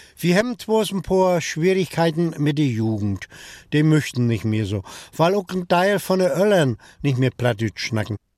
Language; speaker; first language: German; native; German